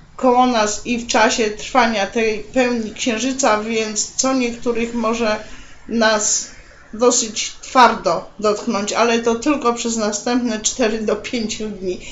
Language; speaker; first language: Polish; native; Polish